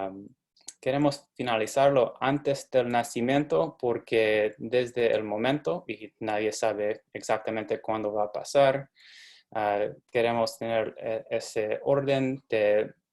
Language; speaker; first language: Spanish; non-native, fluent; English